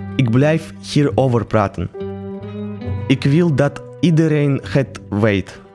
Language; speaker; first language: Dutch; non-native, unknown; Russian